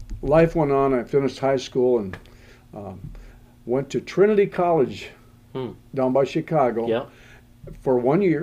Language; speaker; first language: English; native; English